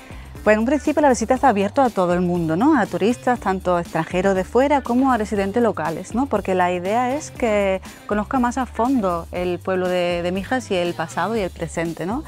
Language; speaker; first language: Spanish; native; Spanish